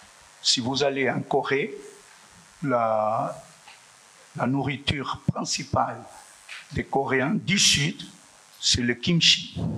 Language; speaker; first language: French; non-native, fluent; Portuguese